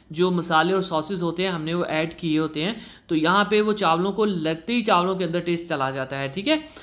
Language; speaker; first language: Urdu; native; Urdu